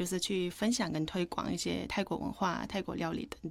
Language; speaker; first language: Chinese; non-native, fluent; Thai